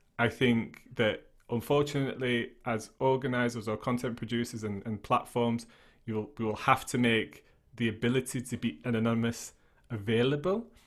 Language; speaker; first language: English; native; English